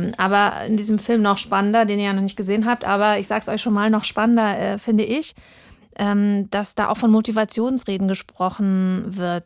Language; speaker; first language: German; native; German